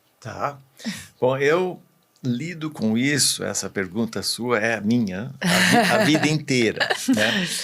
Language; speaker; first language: Portuguese; early bilingual, other home language; English